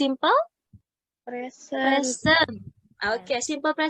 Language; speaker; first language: English; non-native, learner; Indonesian